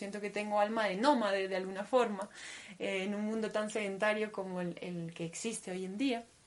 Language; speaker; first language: Spanish; early bilingual, other home language; Russian